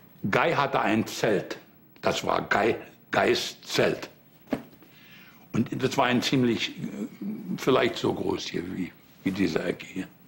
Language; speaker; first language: German; native; German